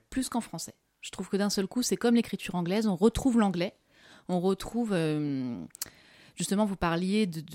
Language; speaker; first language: French; native; French